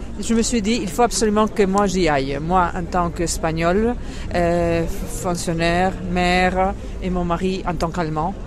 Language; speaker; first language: French; non-native, fluent; Spanish